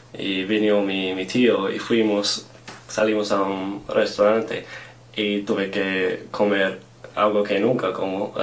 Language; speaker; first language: Spanish; non-native, fluent; English